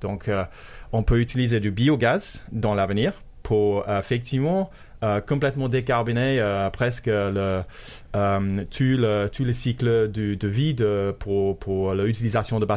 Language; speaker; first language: French; non-native, fluent; English